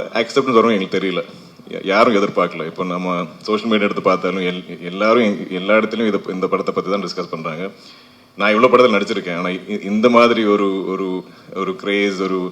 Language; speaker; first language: Tamil; non-native, fluent; Malayalam